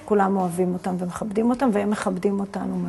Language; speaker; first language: Hebrew; native; Hebrew